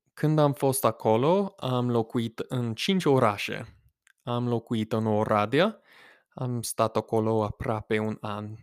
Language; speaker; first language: Romanian; non-native, fluent; English